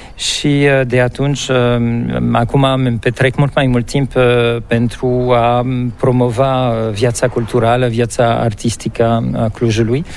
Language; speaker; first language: Romanian; non-native, fluent; French